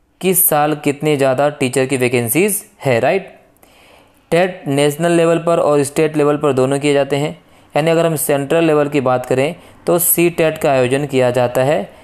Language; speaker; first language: Hindi; native; Hindi